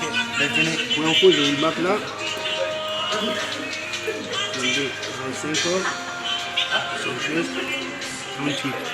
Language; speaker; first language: French; native; French